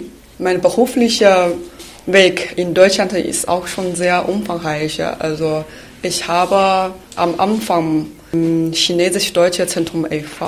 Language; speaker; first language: German; non-native, fluent; Chinese